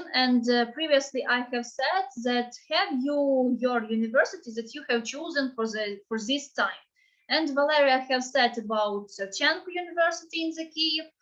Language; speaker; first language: English; non-native, fluent; Ukrainian